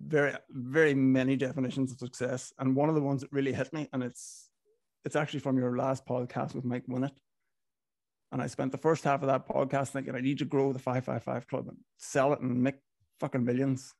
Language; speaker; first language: English; native; English